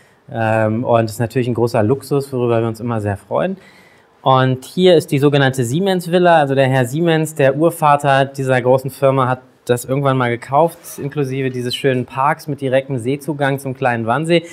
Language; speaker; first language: German; native; German